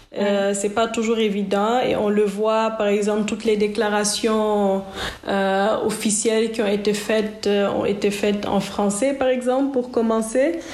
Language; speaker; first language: French; non-native, local second language; Wolof